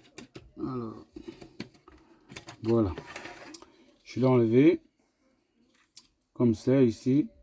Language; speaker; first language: French; native; French